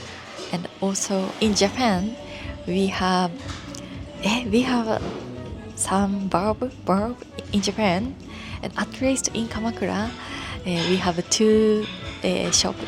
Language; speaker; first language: English; non-native, learner; Japanese